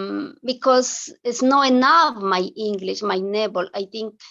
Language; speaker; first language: English; non-native, learner; Spanish